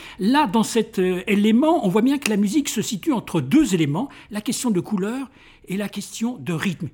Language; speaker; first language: French; native; French